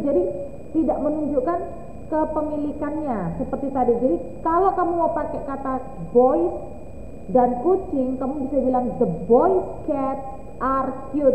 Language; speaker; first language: Indonesian; native; Indonesian